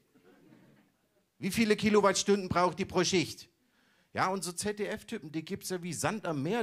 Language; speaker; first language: German; native; German